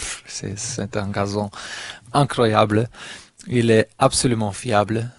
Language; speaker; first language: French; non-native, fluent; German